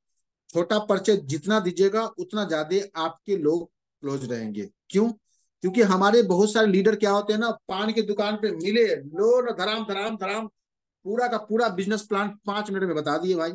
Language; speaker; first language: Hindi; native; Hindi